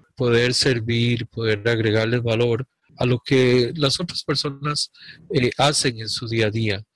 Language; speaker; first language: Spanish; native; Spanish